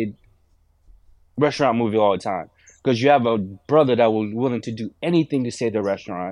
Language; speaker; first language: English; non-native, local second language; Filipino